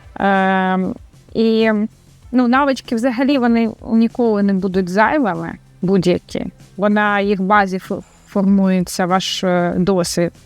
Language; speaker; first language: Ukrainian; native; Ukrainian